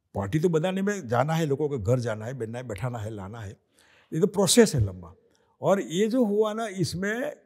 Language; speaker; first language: Hindi; non-native, local second language; Gujarati